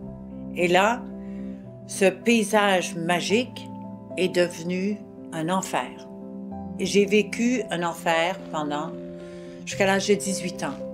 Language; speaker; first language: French; native; French